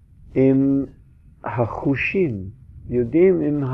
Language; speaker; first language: Hebrew; non-native, fluent; English